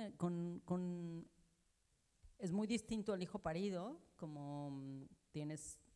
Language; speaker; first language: Spanish; native; Spanish